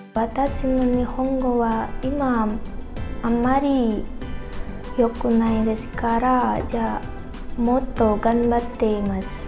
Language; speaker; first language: Japanese; non-native, learner; Indonesian